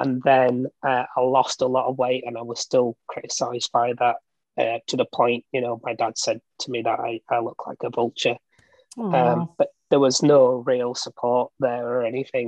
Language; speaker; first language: English; native; English